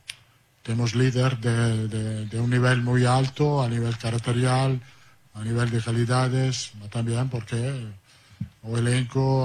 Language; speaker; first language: Portuguese; non-native, learner; Italian